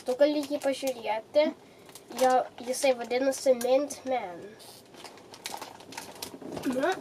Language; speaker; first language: Lithuanian; early bilingual, heritage; Lithuanian